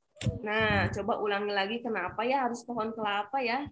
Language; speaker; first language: Indonesian; native; Indonesian